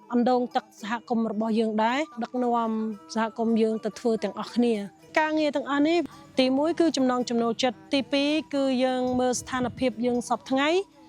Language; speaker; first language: Khmer; non-native, local second language; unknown